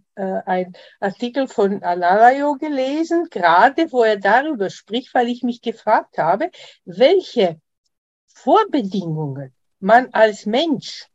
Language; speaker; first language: German; non-native, fluent; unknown